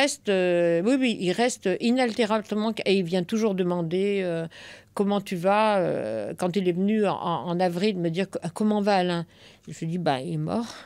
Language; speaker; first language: French; native; French